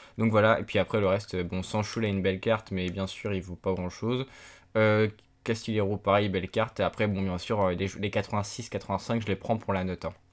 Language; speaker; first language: French; native; French